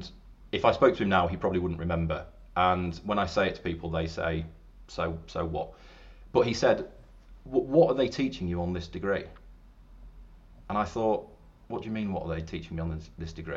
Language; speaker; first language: English; native; English